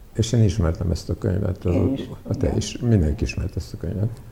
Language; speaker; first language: Hungarian; early bilingual, other home language; Serbian